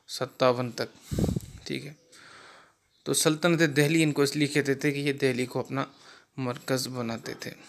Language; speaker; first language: Urdu; non-native, local second language; Sindhi